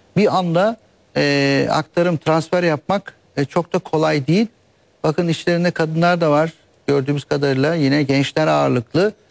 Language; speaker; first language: Turkish; native; Turkish